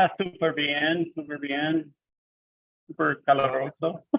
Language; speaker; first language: Spanish; non-native, learner; English